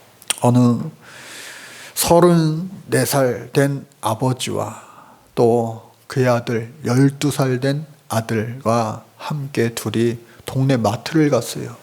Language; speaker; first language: Korean; native; Korean